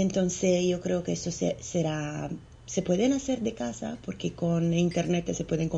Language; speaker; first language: Spanish; non-native, fluent; Italian